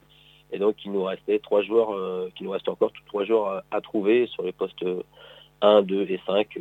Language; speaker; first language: French; native; French